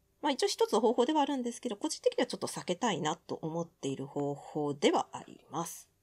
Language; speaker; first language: Japanese; native; Japanese